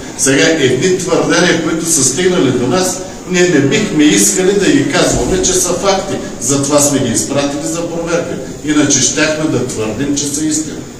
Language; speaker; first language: Bulgarian; non-native, local second language; Turkish